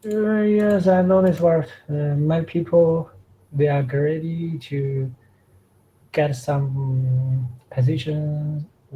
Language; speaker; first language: English; non-native, learner; Chinese